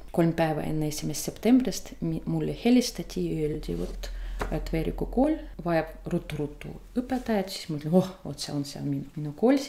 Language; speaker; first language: Estonian; non-native, learner; Russian